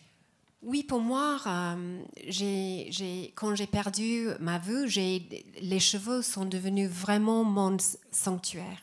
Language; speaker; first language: French; non-native, fluent; English